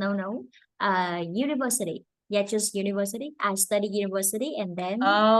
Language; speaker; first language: English; non-native, fluent; Vietnamese